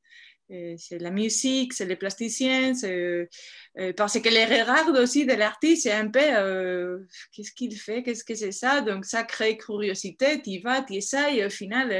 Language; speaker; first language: French; non-native, fluent; Spanish